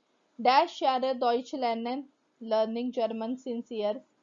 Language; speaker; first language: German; non-native, fluent; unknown